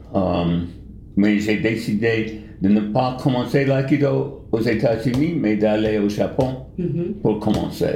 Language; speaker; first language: French; non-native, fluent; English